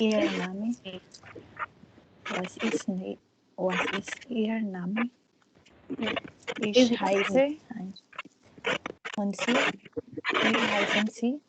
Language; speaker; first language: German; non-native, learner; Filipino